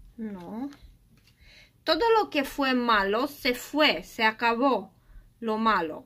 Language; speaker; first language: Spanish; non-native, learner; Romanian